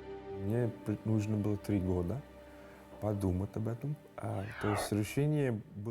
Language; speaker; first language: Russian; non-native, learner; Hindi